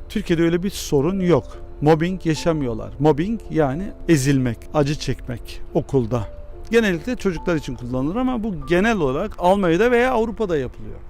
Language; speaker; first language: Turkish; early bilingual, heritage; Turkish